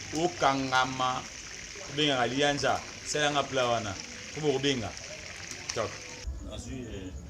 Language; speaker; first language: Lingala; non-native, local second language; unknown